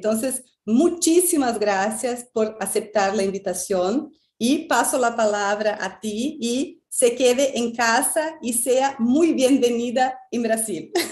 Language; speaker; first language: Spanish; non-native, fluent; Portuguese